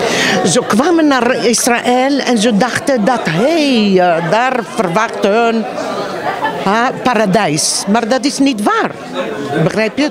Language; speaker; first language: Dutch; non-native, fluent; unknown